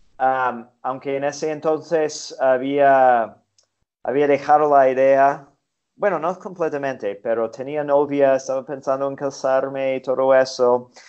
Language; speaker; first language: Spanish; non-native, fluent; English